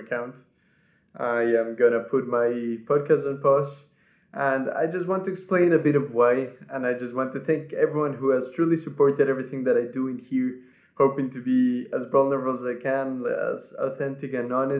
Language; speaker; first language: English; non-native, fluent; Spanish